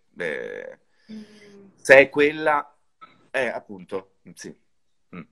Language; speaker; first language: Italian; native; Italian